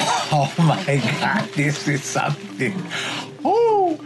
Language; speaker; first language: English; non-native, fluent; Spanish